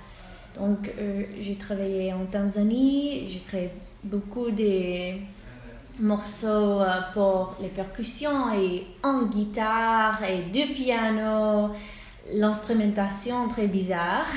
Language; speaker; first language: French; non-native, fluent; English